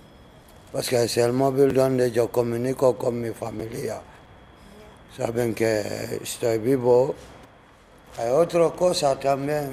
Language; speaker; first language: Spanish; non-native, learner; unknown